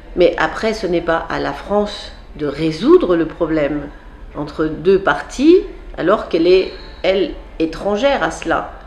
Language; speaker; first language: French; native; French